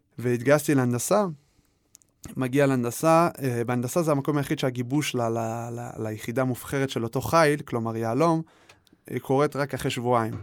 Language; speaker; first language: Hebrew; native; Hebrew